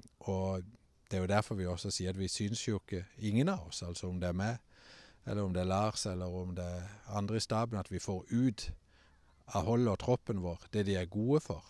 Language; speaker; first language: Norwegian; native; Norwegian